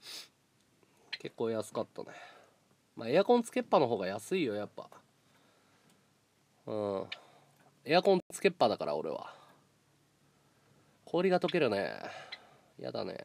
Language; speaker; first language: Japanese; native; Japanese